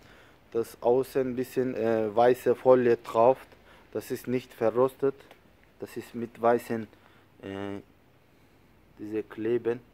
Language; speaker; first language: German; non-native, learner; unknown